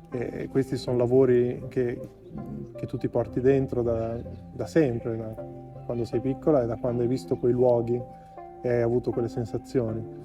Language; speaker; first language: Italian; native; Italian